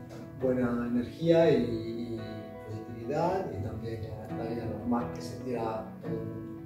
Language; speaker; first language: Spanish; non-native, learner; Italian